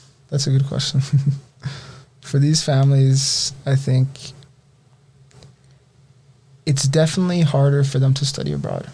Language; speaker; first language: English; native; English